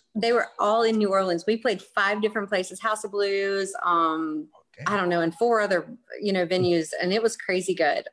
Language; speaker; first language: English; native; English